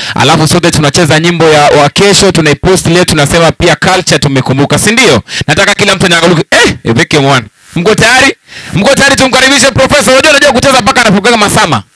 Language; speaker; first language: Swahili; non-native, local second language; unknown